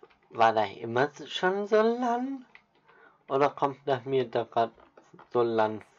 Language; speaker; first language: German; native; German